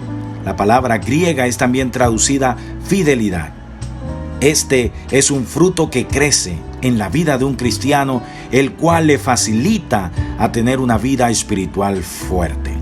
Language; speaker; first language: Spanish; native; Spanish